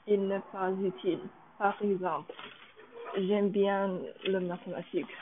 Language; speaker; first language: French; non-native, learner; English